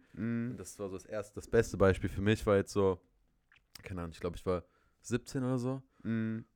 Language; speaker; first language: German; native; German